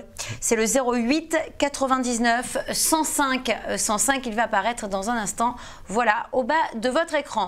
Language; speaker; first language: French; native; French